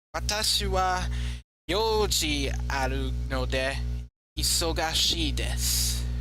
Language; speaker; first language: Japanese; non-native, learner; English